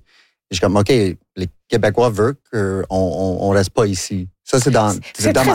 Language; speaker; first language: French; non-native, local second language; English